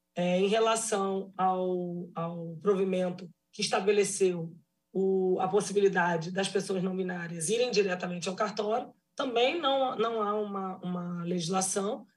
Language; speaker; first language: Portuguese; native; Portuguese